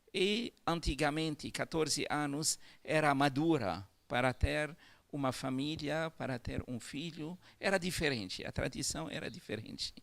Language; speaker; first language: Portuguese; non-native, fluent; Arabic